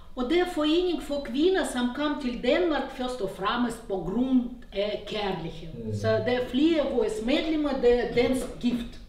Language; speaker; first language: Danish; non-native, fluent; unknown